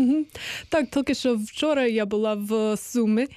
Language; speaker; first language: Ukrainian; non-native, learner; English